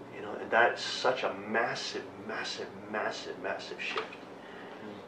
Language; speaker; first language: English; native; English